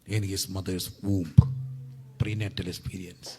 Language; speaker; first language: English; non-native, local second language; Malayalam